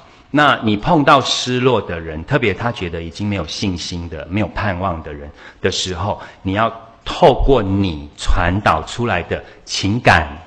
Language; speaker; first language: Chinese; native; Chinese